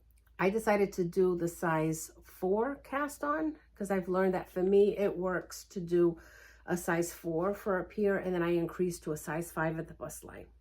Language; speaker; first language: English; early bilingual, other home language; Portuguese